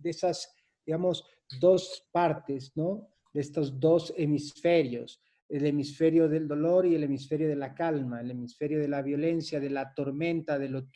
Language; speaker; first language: Spanish; native; Spanish